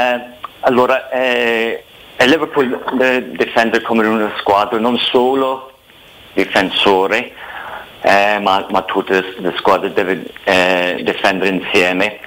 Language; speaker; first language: Italian; non-native, fluent; English